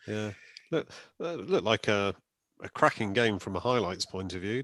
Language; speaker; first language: English; native; English